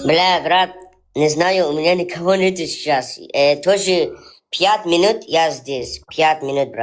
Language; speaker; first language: Russian; non-native, local second language; Tajik